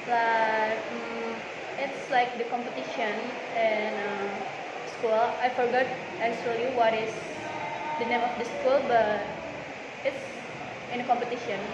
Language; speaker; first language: English; non-native, learner; Indonesian